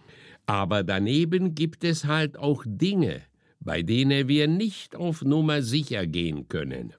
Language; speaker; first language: German; native; German